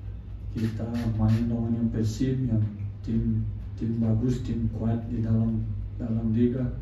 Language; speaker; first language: Indonesian; non-native, fluent; Portuguese